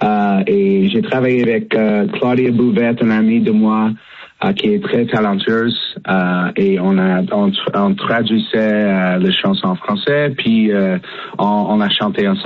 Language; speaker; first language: French; non-native, learner; English